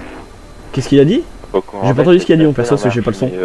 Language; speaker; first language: French; native; French